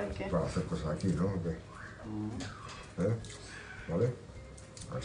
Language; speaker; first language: Spanish; native; Spanish